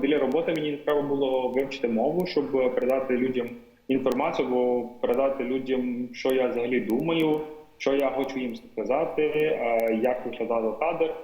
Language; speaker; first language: Ukrainian; non-native, fluent; Tamil